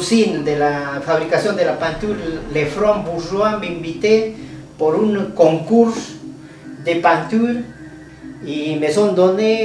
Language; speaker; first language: French; non-native, learner; Spanish